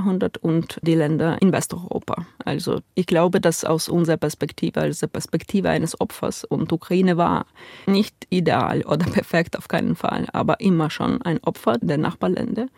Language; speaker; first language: German; non-native, fluent; Ukrainian